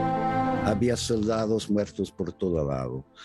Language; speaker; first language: Spanish; non-native, fluent; English